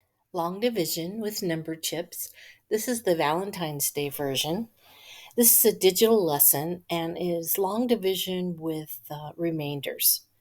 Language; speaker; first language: English; native; English